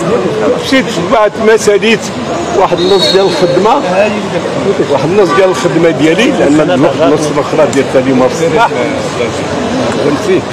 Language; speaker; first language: Arabic; native; Arabic